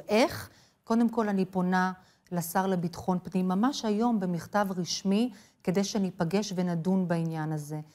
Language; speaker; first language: Hebrew; non-native, fluent; English